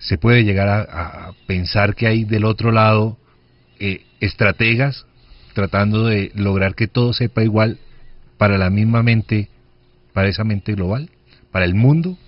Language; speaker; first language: Spanish; native; Spanish